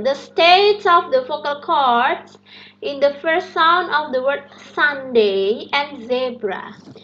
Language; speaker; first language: English; non-native, fluent; Indonesian